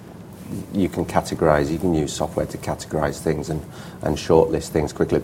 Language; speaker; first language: English; native; English